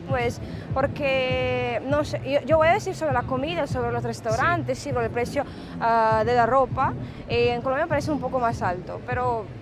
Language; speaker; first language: Spanish; early bilingual, other home language; Ukrainian